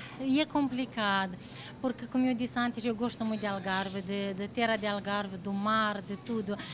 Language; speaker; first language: Portuguese; non-native, fluent; Romanian